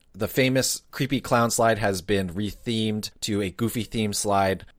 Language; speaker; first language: English; native; English